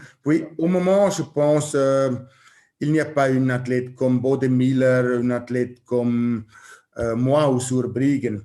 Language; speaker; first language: French; non-native, learner; German